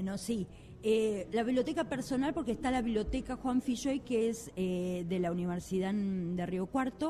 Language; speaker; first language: Spanish; native; Spanish